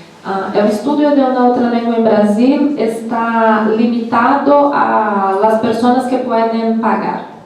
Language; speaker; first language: Spanish; non-native, learner; Portuguese